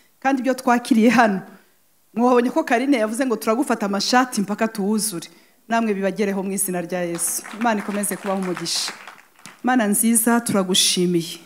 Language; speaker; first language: Kinyarwanda; native; Kinyarwanda